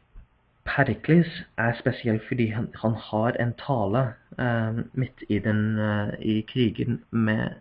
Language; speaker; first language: Norwegian; non-native, fluent; English